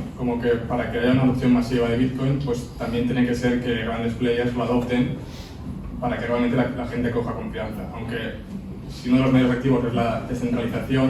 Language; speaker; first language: Spanish; native; Spanish